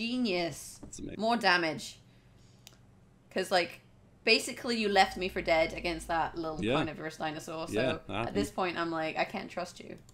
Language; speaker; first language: English; native; English